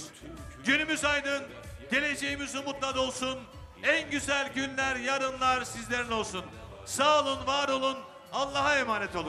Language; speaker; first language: Turkish; native; Turkish